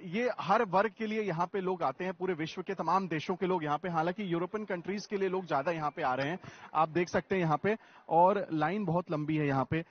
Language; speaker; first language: Hindi; native; Hindi